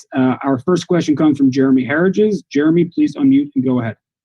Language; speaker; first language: English; native; English